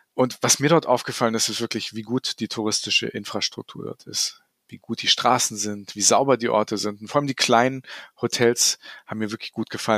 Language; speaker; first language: German; native; German